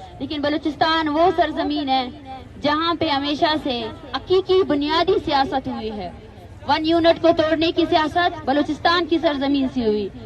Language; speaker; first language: Urdu; non-native, local second language; Baluchi